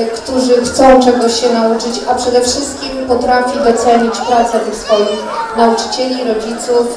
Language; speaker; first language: Polish; native; Polish